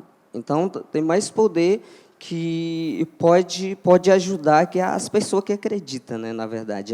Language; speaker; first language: Portuguese; non-native, local second language; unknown